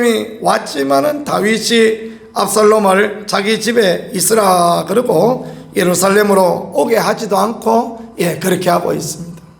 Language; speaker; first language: Korean; native; Korean